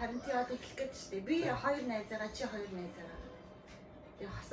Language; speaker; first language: Mongolian; native; Mongolian